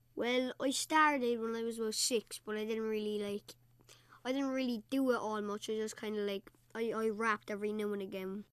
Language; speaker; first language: English; native; English